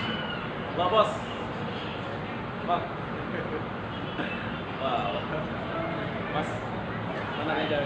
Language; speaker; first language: Indonesian; non-native, local second language; Sasak